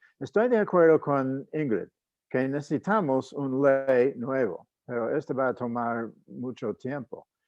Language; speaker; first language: Spanish; non-native, fluent; English